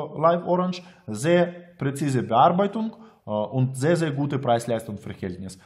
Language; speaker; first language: German; non-native, learner; Russian